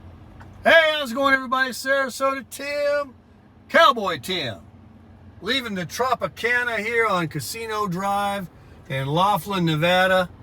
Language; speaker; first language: English; native; English